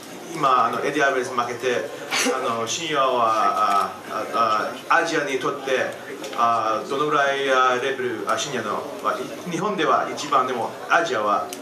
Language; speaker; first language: Japanese; non-native, learner; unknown